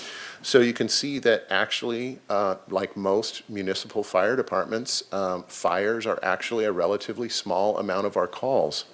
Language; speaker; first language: English; native; English